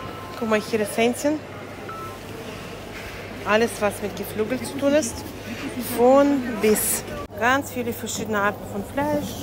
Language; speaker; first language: German; non-native, fluent; Latvian